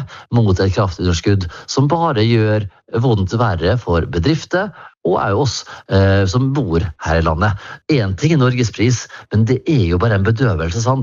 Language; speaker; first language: Norwegian; native; Norwegian